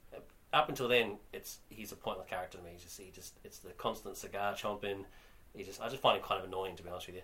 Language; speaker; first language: English; native; English